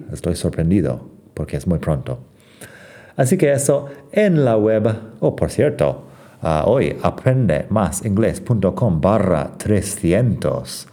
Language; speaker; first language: Spanish; non-native, fluent; English